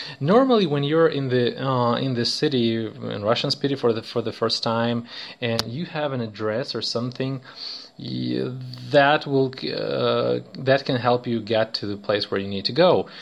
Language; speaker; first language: English; non-native, fluent; Russian